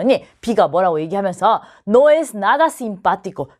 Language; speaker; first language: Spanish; non-native, fluent; Korean